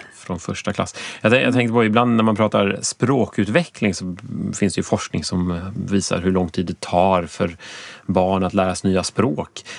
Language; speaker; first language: Swedish; native; Swedish